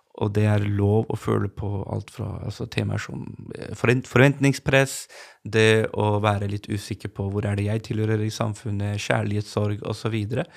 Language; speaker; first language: Norwegian; early bilingual, other home language; Urdu